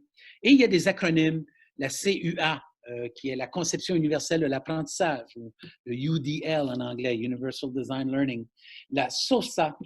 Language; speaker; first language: French; native; French